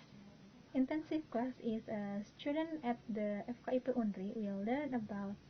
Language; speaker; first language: English; non-native, learner; Indonesian